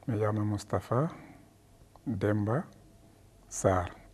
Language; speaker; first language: Spanish; non-native, learner; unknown